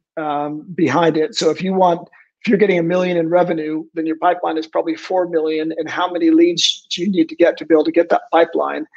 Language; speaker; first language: English; native; English